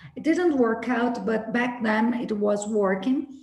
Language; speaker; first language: English; non-native, fluent; Portuguese